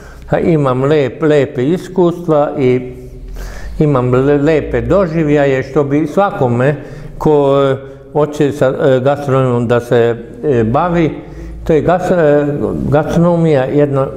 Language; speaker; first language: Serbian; non-native, local second language; Hungarian